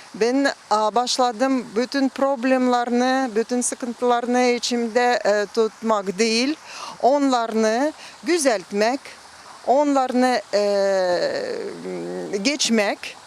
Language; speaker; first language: Turkish; non-native, learner; Russian